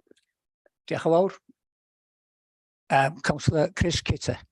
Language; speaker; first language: Welsh; native; Welsh